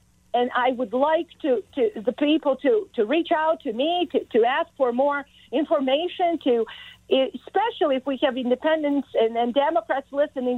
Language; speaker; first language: English; non-native, fluent; Serbian